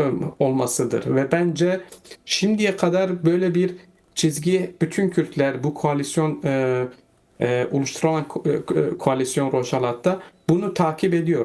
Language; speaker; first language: Turkish; non-native, fluent; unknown